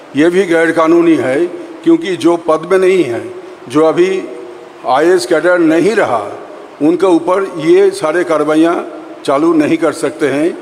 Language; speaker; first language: Hindi; non-native, local second language; Bangla